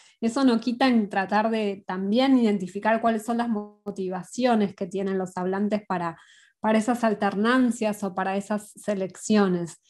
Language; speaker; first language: Spanish; native; Spanish